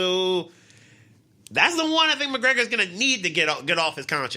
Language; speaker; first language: English; native; English